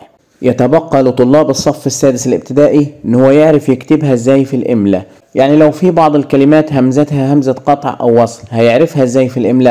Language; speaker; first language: Arabic; native; Arabic